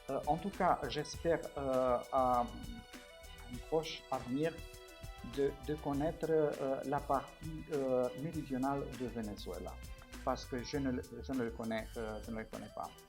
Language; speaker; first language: French; non-native, fluent; Romanian